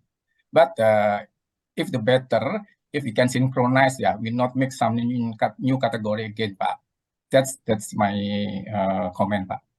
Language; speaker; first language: English; non-native, learner; Indonesian